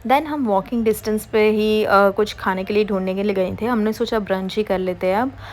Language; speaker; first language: Hindi; non-native, local second language; Gujarati